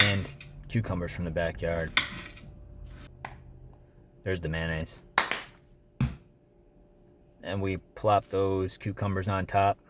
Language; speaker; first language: English; native; English